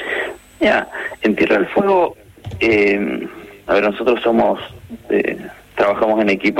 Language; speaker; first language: Spanish; native; Spanish